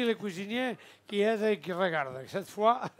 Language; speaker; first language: French; non-native, fluent; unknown